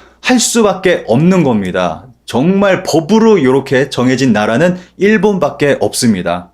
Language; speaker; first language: Korean; native; Korean